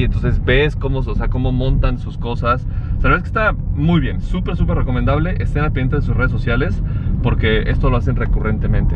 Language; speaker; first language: Spanish; native; Spanish